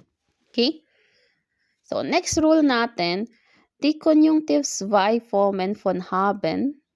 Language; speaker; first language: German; non-native, learner; Filipino